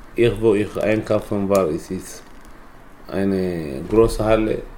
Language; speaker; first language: German; non-native, learner; Tigrinya